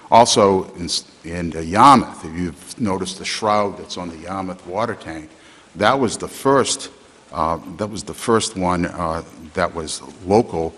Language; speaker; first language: English; native; English